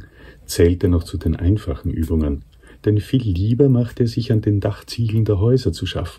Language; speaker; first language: German; native; German